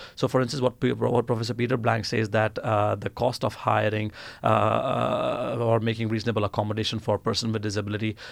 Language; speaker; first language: English; non-native, local second language; Gujarati